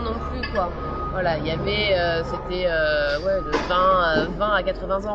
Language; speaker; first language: French; native; French